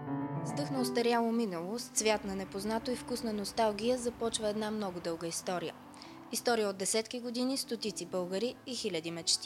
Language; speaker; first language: Bulgarian; native; Bulgarian